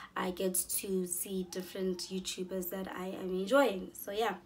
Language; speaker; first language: English; non-native, local second language; Zulu